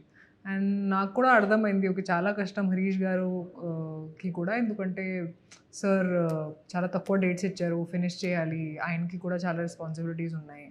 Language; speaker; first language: Telugu; non-native, local second language; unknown